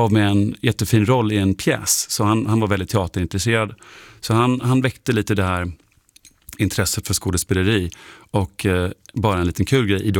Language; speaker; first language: Swedish; non-native, fluent; German